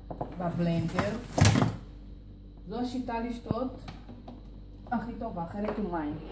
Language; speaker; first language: Hebrew; non-native, fluent; Portuguese